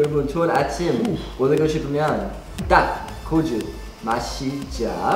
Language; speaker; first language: Korean; non-native, fluent; English